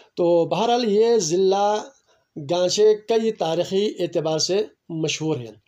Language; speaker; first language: Urdu; non-native, local second language; Balti